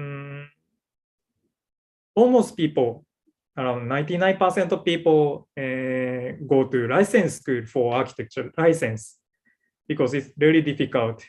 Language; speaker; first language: English; non-native, learner; Japanese